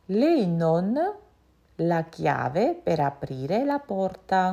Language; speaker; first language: Italian; non-native, fluent; Georgian